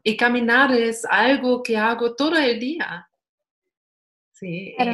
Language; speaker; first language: Spanish; non-native, learner; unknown